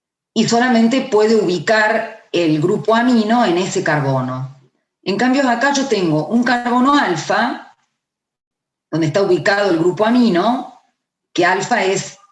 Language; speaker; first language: Spanish; native; Spanish